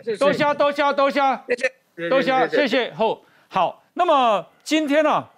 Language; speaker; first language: Chinese; native; Chinese